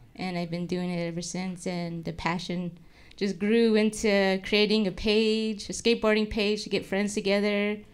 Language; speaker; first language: English; native; English